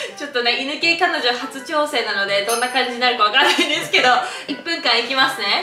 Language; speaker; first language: Japanese; native; Japanese